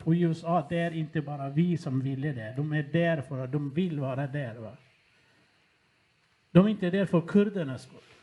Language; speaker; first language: Swedish; non-native, fluent; Kurdish